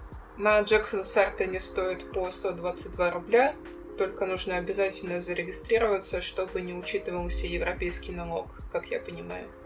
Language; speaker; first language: Russian; native; Russian